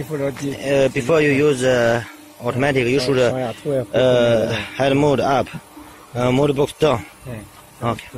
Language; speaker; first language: English; non-native, learner; Chinese